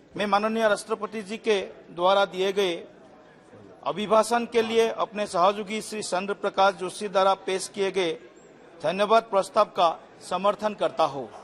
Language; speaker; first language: Hindi; non-native, local second language; Assamese